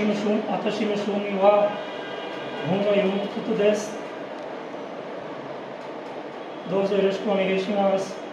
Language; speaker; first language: Japanese; non-native, learner; Bangla